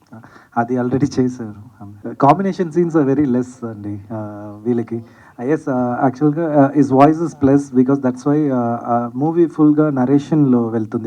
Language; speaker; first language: Telugu; non-native, learner; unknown